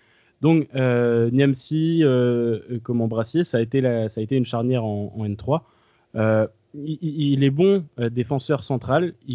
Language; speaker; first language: French; native; French